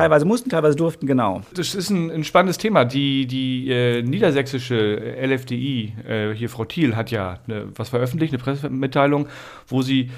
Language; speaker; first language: German; native; German